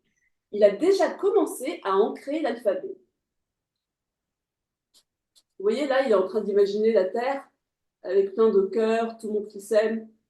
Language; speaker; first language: French; native; French